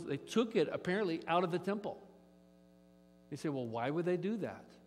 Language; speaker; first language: English; native; English